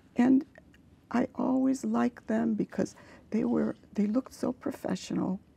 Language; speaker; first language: English; early bilingual, other home language; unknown